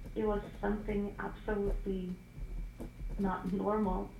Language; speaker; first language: English; non-native, fluent; Ukrainian